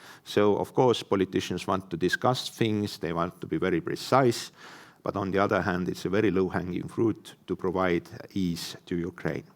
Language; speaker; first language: English; non-native, fluent; Estonian